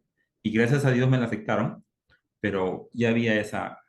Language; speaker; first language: Spanish; native; Spanish